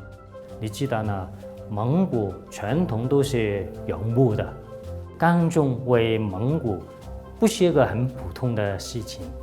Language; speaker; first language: Chinese; non-native, local second language; Cantonese